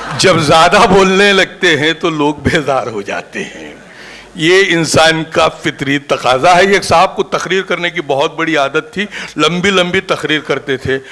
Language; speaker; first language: Urdu; native; Urdu